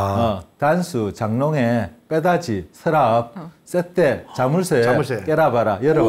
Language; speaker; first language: Korean; native; Korean